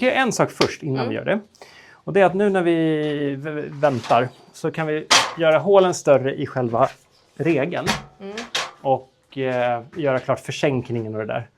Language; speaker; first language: Swedish; native; Swedish